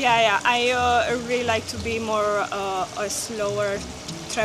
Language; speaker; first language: English; non-native, fluent; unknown